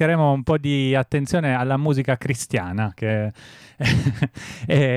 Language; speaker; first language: Italian; native; Italian